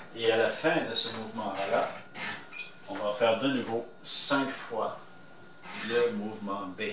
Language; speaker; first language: French; native; French